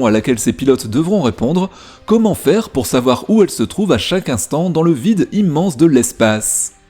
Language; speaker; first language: French; native; French